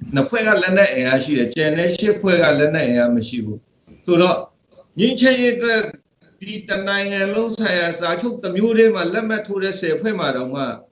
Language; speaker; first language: Burmese; non-native, local second language; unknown